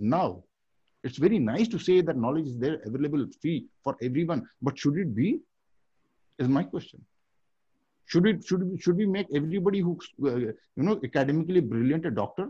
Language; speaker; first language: English; non-native, local second language; Hindi